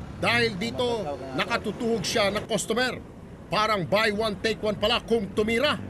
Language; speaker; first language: Filipino; native; Filipino